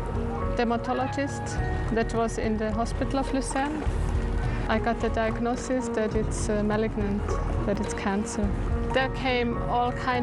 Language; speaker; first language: English; non-native, fluent; German